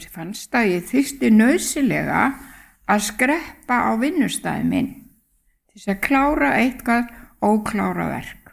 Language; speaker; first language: Icelandic; native; Icelandic